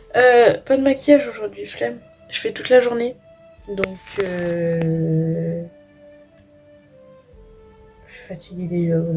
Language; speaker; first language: French; native; French